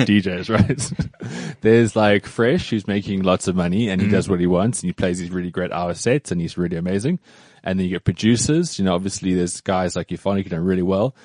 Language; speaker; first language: English; native; English